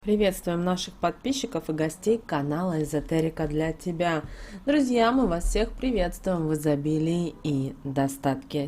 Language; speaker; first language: Russian; native; Russian